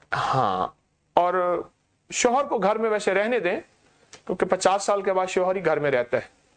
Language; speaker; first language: Urdu; native; Urdu